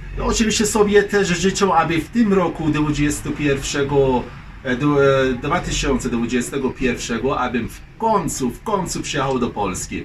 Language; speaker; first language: Polish; non-native, learner; Persian